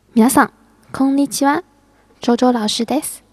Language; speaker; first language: Japanese; non-native, fluent; Chinese